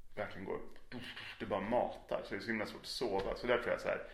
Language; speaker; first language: Swedish; native; Swedish